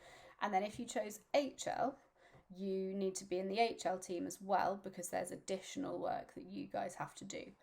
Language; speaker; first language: English; native; English